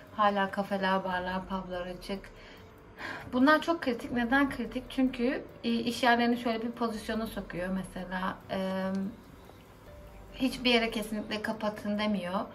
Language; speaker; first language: Turkish; native; Turkish